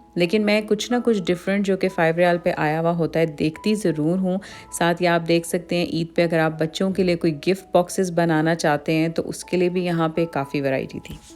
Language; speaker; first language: Urdu; native; Urdu